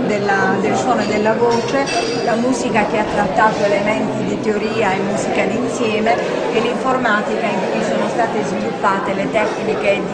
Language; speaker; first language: Italian; native; Italian